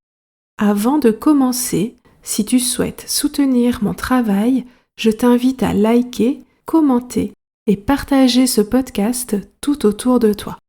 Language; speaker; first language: French; native; French